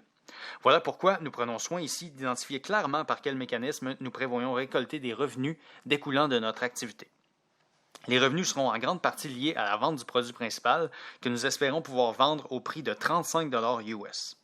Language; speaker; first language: French; native; French